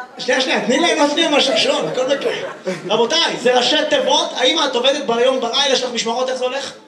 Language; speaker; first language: Hebrew; native; Hebrew